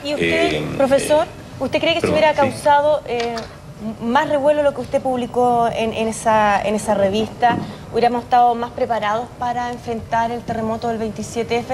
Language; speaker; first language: Spanish; native; Spanish